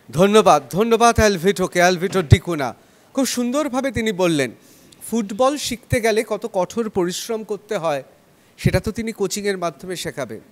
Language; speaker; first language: Bangla; native; Bangla